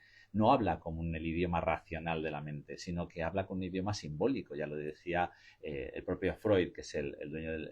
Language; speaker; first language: Spanish; native; Spanish